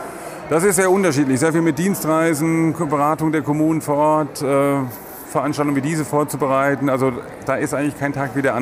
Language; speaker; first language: German; native; German